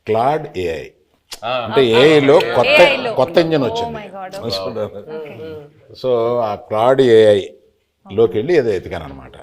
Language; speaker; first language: Telugu; native; Telugu